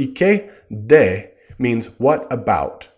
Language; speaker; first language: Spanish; non-native, fluent; English